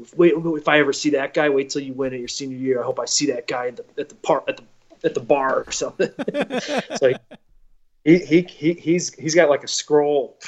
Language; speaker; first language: English; native; English